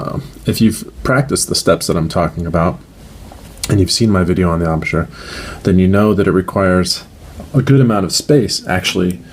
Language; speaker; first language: English; native; English